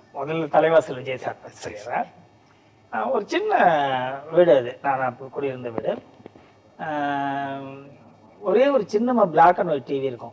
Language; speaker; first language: Tamil; native; Tamil